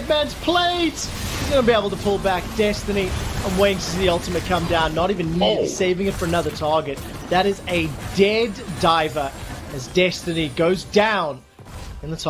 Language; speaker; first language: English; native; English